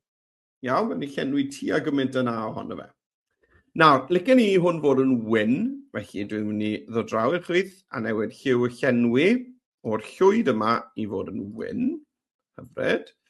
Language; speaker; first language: Welsh; native; Welsh